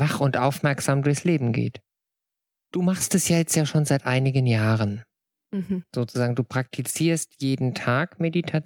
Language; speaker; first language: German; native; German